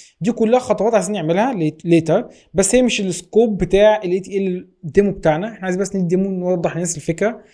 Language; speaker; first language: Arabic; native; Arabic